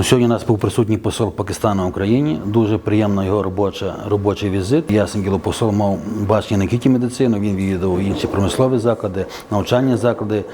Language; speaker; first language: Ukrainian; native; Ukrainian